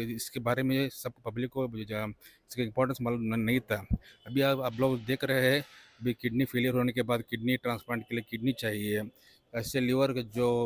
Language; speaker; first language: Hindi; non-native, local second language; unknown